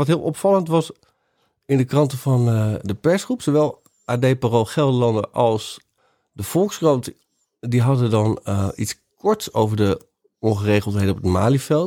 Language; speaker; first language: Dutch; native; Dutch